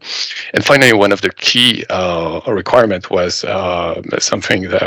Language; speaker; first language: English; non-native, fluent; French